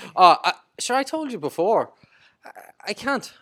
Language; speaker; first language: English; native; English